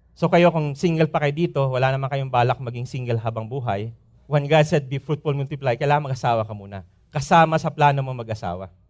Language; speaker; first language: Filipino; native; Filipino